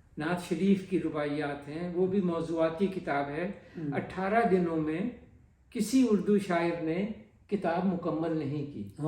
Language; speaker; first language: Urdu; non-native, local second language; Punjabi